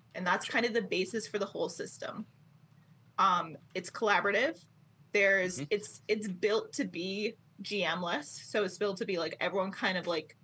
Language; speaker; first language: English; native; English